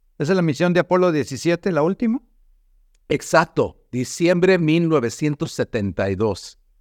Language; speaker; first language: Spanish; early bilingual, heritage; Spanish